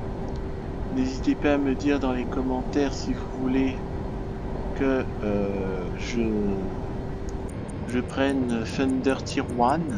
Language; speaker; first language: French; native; French